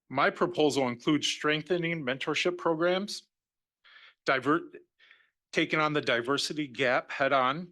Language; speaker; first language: English; native; English